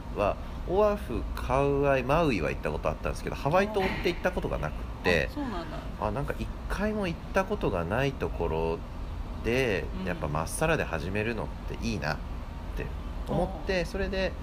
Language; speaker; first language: Japanese; early bilingual, heritage; English